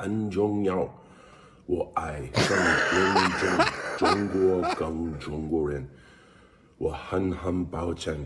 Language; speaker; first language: Chinese; non-native, learner; English